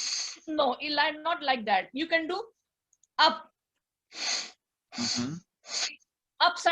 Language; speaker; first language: English; non-native, learner; Hindi